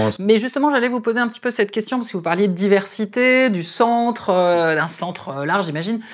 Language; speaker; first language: French; native; French